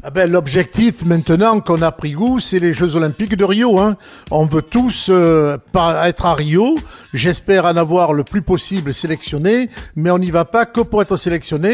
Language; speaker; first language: French; native; French